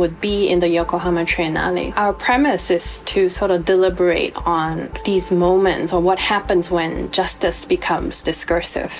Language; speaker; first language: English; non-native, local second language; Cantonese